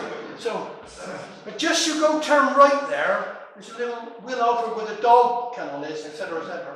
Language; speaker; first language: English; native; English